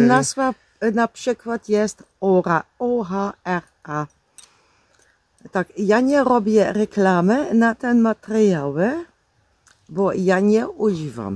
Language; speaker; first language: Polish; non-native, learner; Dutch